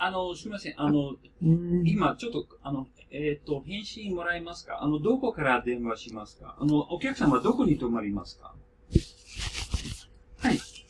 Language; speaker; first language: Japanese; non-native, learner; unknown